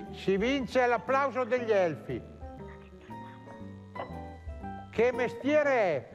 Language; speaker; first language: Italian; native; Italian